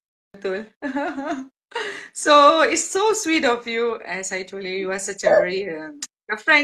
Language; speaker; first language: English; non-native, local second language; Tamil